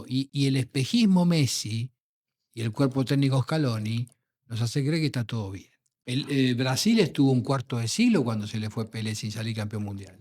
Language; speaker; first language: Spanish; native; Spanish